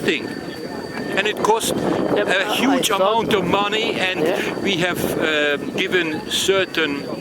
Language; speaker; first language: English; non-native, fluent; Hungarian